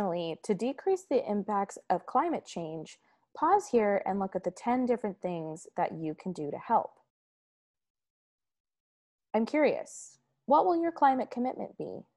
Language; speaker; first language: English; native; English